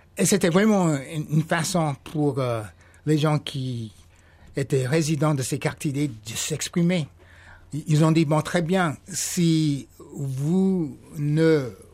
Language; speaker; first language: French; non-native, fluent; English